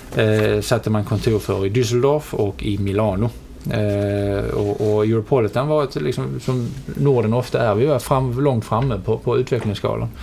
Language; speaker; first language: Swedish; native; Swedish